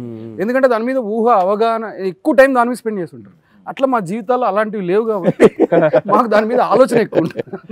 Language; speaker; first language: Telugu; native; Telugu